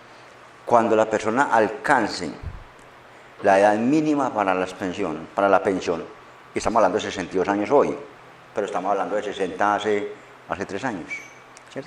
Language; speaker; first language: Spanish; native; Spanish